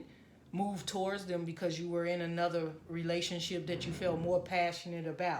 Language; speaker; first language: English; native; English